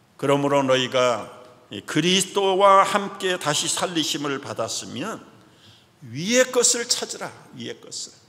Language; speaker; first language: Korean; native; Korean